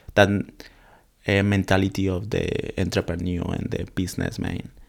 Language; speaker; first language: English; non-native, learner; Spanish